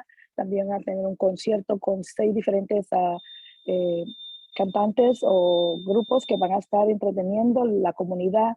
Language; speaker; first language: Spanish; native; Spanish